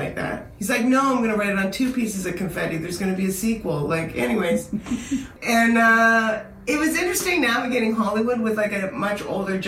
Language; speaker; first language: English; native; English